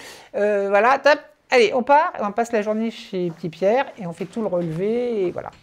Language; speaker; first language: French; native; French